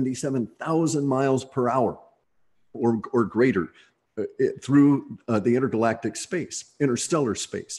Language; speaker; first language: English; native; English